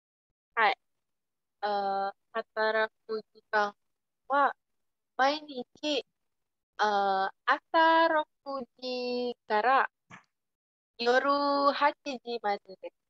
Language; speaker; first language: Japanese; non-native, learner; Indonesian